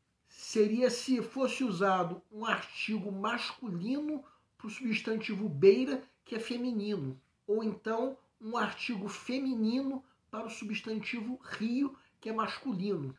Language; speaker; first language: Portuguese; native; Portuguese